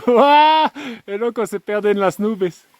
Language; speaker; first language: Spanish; non-native, learner; French